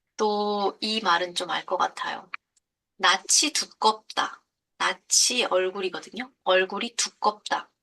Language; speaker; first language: Korean; native; Korean